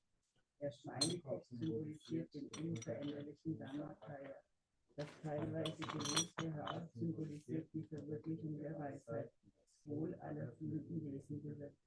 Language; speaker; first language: German; native; German